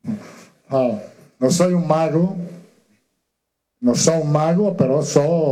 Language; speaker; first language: Portuguese; non-native, fluent; Italian